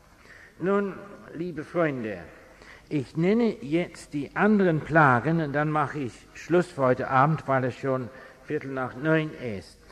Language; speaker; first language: German; non-native, fluent; English